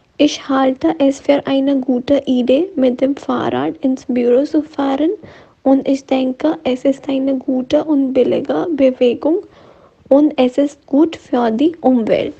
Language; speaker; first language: German; non-native, learner; Hindi